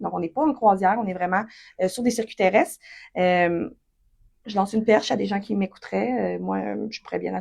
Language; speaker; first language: French; native; French